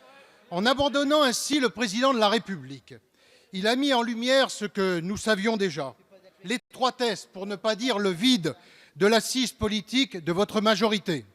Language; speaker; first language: French; native; French